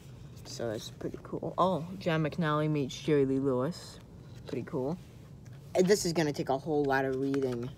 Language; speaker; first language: English; native; English